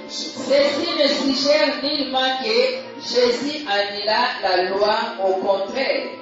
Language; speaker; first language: French; non-native, local second language; Lingala